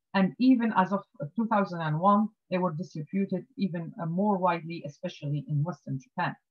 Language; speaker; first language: English; non-native, fluent; Arabic